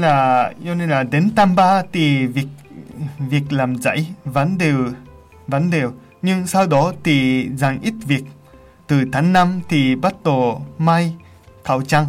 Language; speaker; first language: Vietnamese; non-native, fluent; Japanese